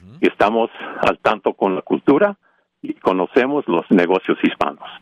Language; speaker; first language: Spanish; early bilingual, heritage; Spanish